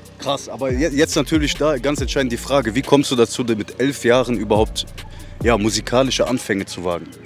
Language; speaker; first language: German; native; German